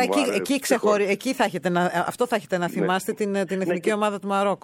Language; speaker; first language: Greek; native; Greek